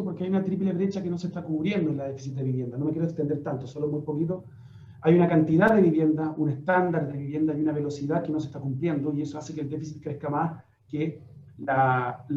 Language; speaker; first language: Spanish; native; Spanish